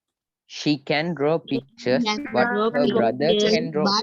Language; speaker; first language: English; non-native, learner; Sinhala